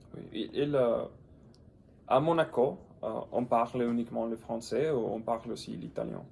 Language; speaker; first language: French; non-native, learner; English